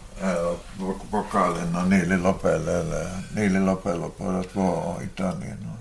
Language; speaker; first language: Swedish; non-native, learner; Finnish